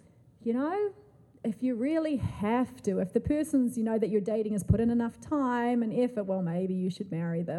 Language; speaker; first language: English; native; English